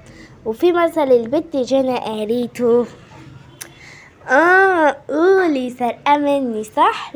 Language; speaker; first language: Arabic; native; Arabic